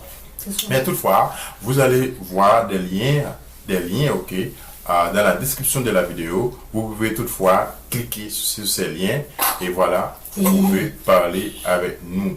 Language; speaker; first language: French; non-native, local second language; Haitian Creole